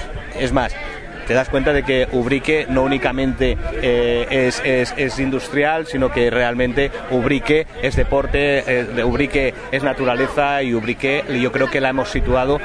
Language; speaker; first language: Spanish; native; Spanish